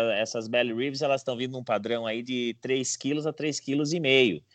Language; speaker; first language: Portuguese; native; Portuguese